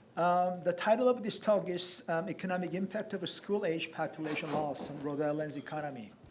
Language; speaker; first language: English; non-native, fluent; Korean